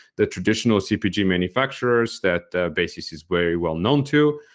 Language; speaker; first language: English; non-native, fluent; Bulgarian